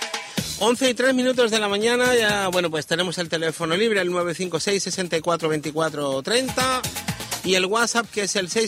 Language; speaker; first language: Spanish; native; Spanish